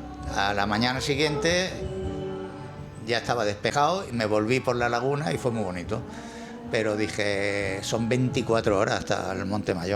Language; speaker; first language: Spanish; native; Spanish